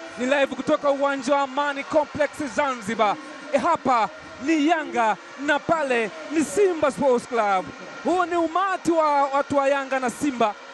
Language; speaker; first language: Swahili; native; Swahili